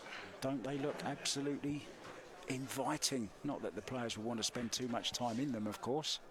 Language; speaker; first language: English; native; English